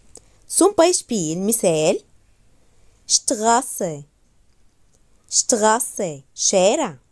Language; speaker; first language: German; non-native, fluent; Arabic